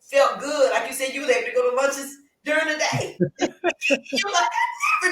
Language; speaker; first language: English; native; English